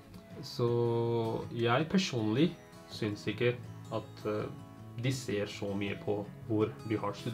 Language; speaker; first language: Norwegian; early bilingual, other home language; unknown